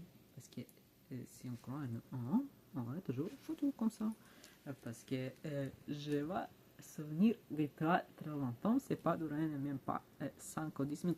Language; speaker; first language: French; non-native, learner; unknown